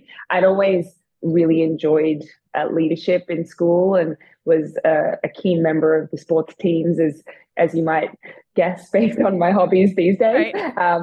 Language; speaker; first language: English; native; English